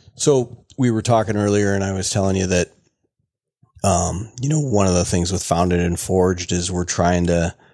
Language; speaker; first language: English; native; English